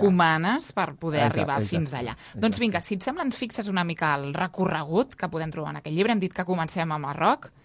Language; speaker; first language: Catalan; native; Catalan